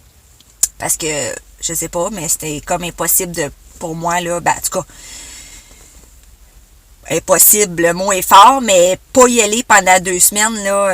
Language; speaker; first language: French; native; French